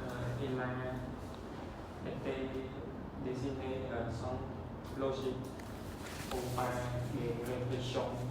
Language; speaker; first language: French; non-native, learner; Khmer